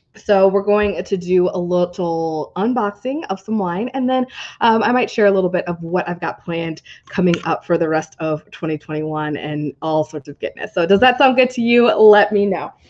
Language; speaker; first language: English; native; English